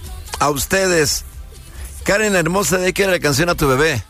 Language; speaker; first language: Spanish; native; Spanish